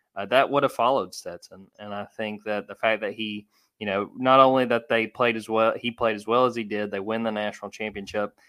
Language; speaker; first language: English; native; English